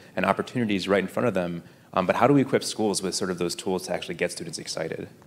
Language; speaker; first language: English; native; English